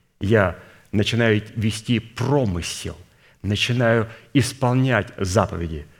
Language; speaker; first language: Russian; native; Russian